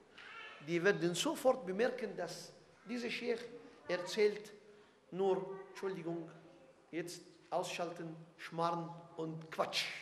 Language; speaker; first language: German; non-native, fluent; Arabic